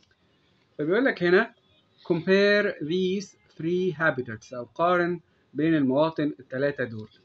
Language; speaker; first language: Arabic; native; Arabic